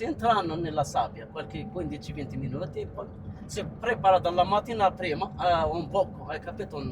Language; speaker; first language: Italian; non-native, learner; Arabic